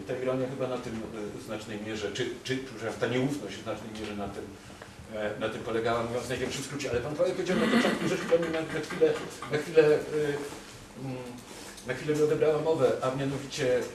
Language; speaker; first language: Polish; native; Polish